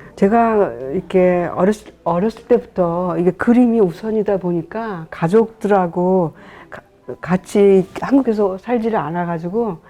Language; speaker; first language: Korean; native; Korean